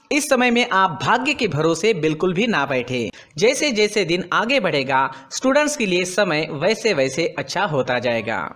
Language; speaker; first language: Hindi; native; Hindi